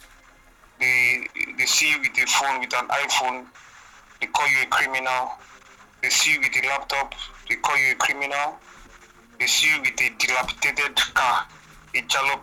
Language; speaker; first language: English; non-native, local second language; Igbo